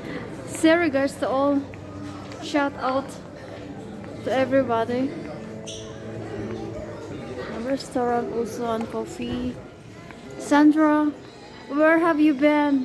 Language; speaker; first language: English; non-native, fluent; Filipino